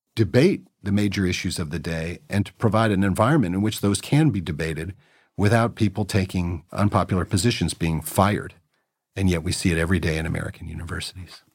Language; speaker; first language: English; native; English